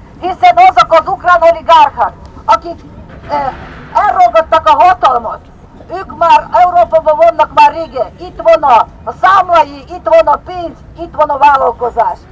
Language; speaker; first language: Hungarian; non-native, fluent; Ukrainian